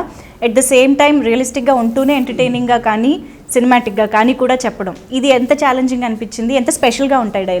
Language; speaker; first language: Telugu; native; Telugu